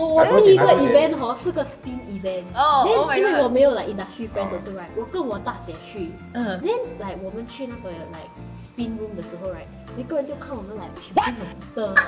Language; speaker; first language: Chinese; non-native, local second language; English